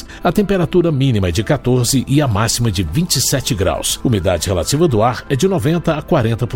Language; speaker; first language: Portuguese; native; Portuguese